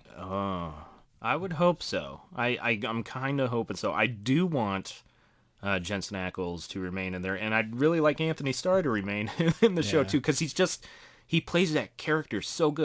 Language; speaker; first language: English; native; English